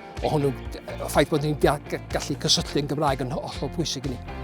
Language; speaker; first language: Welsh; native; Welsh